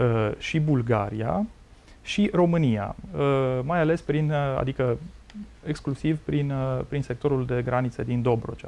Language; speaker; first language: Romanian; native; Romanian